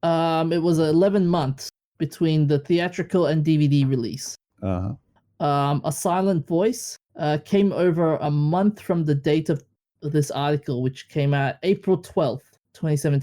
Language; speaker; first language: English; native; English